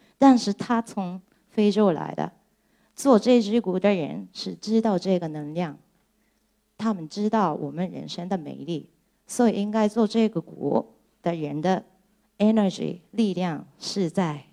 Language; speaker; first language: Chinese; non-native, fluent; Japanese